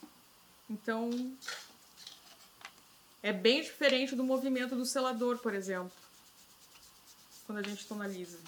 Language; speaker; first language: Portuguese; native; Portuguese